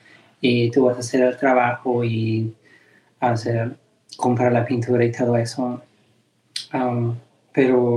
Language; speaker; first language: Spanish; early bilingual, heritage; Spanish